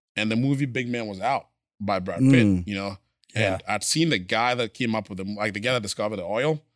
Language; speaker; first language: English; non-native, local second language; Akan